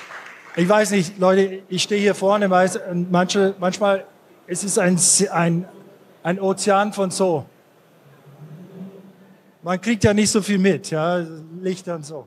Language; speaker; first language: German; non-native, fluent; English